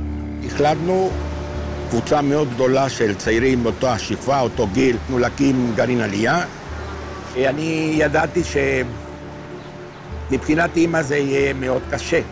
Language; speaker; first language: Hebrew; non-native, fluent; Spanish